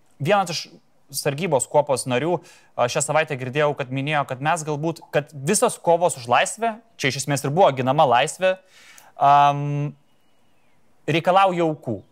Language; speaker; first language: Lithuanian; native; Lithuanian